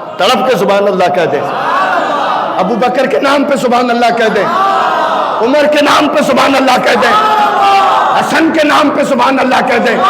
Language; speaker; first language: Urdu; native; Urdu